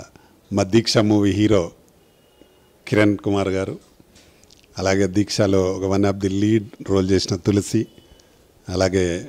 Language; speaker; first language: Telugu; native; Telugu